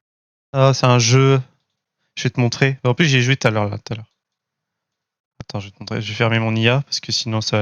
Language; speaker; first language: French; native; French